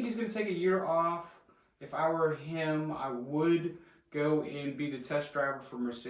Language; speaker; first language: English; native; English